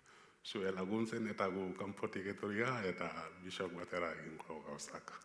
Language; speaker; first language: Basque; non-native, learner; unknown